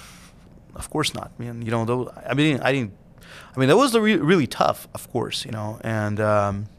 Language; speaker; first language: English; non-native, fluent; Russian